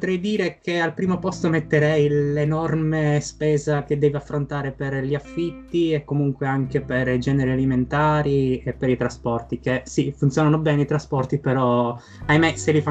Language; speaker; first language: Italian; native; Italian